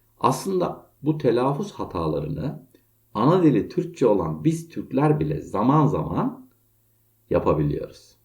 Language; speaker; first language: Turkish; native; Turkish